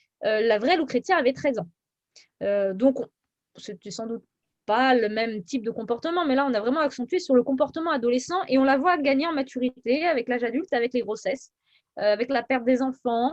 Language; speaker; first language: French; native; French